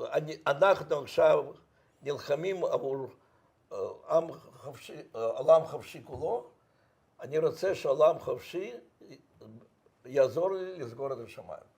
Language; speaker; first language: Hebrew; non-native, fluent; Russian